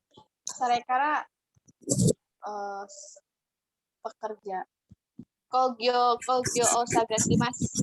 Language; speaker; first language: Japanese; non-native, learner; Indonesian